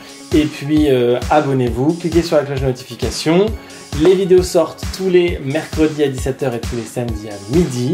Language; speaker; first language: French; native; French